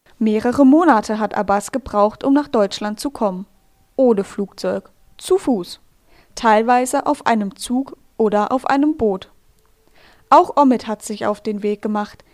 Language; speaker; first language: German; native; German